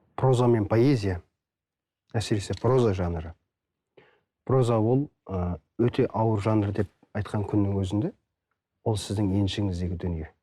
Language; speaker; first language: Kazakh; native; Kazakh